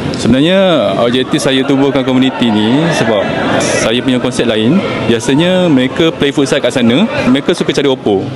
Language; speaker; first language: Malay; non-native, local second language; Chinese